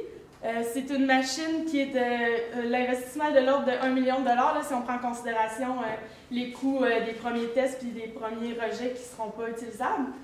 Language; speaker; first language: French; native; French